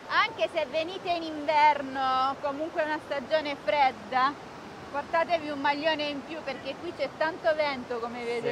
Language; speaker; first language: Italian; native; Italian